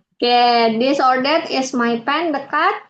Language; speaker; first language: English; non-native, fluent; Indonesian